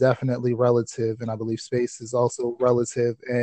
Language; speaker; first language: English; native; English